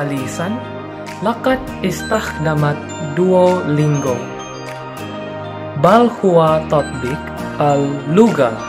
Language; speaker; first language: Arabic; non-native, learner; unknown